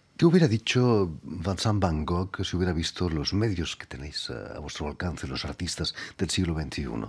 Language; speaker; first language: Spanish; native; Spanish